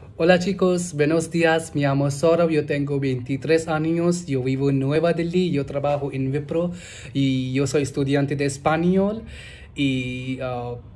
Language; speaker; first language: Spanish; non-native, learner; Hindi